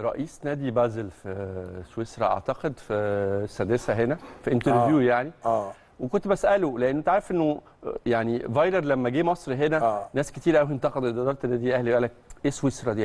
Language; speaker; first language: Arabic; native; Arabic